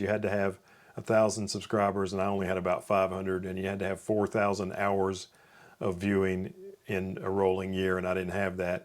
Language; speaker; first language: English; native; English